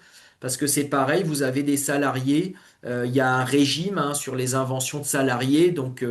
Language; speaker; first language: French; native; French